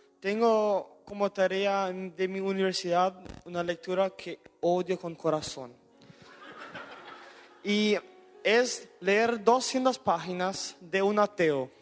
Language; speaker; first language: Spanish; non-native, local second language; German